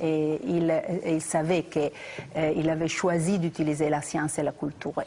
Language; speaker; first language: French; non-native, fluent; Italian